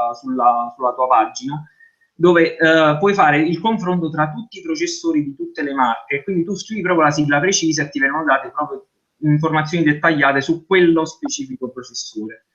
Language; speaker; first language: Italian; native; Italian